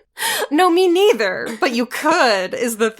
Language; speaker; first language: English; native; English